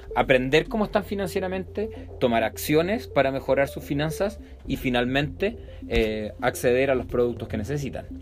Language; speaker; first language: Spanish; native; Spanish